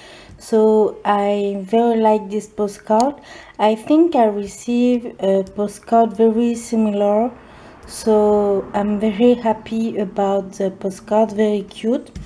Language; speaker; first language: English; non-native, learner; French